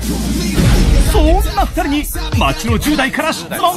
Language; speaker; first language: Japanese; native; Japanese